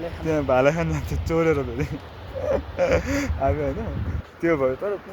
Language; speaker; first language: Nepali; native; Nepali